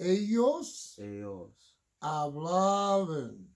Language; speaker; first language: Spanish; non-native, learner; English